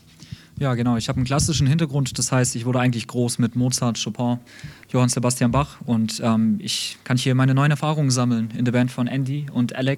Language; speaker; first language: German; early bilingual, other home language; Russian